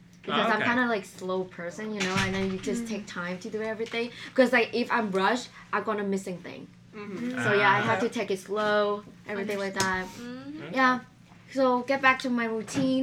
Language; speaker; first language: English; non-native, fluent; Vietnamese